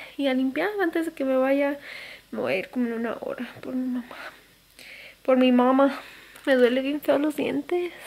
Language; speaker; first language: Spanish; early bilingual, other home language; English